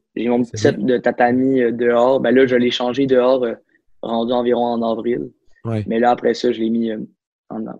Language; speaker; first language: French; native; French